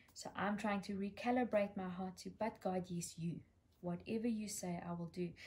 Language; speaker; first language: English; native; English